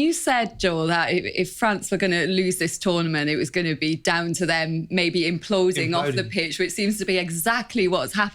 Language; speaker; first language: English; native; English